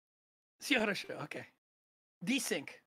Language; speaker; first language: Russian; non-native, learner; English